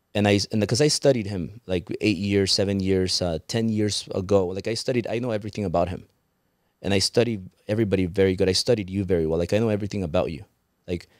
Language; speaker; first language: English; early bilingual, other home language; Spanish